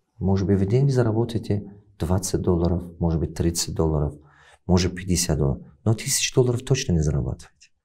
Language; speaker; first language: Russian; non-native, local second language; Tajik